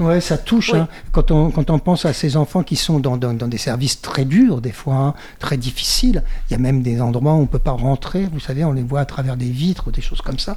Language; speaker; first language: French; native; French